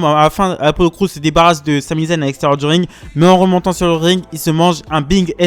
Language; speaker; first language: French; native; French